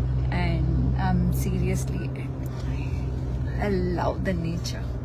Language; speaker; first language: English; non-native, local second language; Telugu